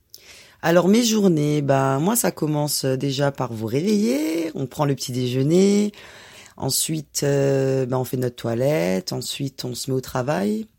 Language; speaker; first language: French; native; French